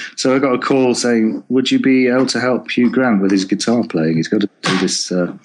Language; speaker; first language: English; native; English